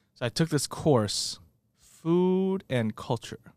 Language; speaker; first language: English; non-native, fluent; Chinese